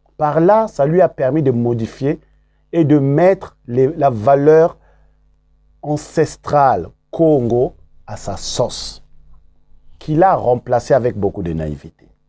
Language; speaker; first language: French; non-native, local second language; Kongo